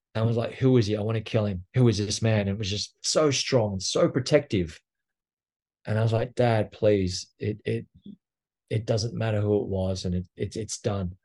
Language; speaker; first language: English; native; English